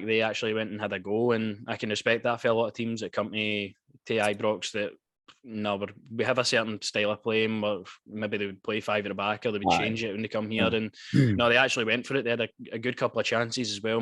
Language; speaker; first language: English; native; English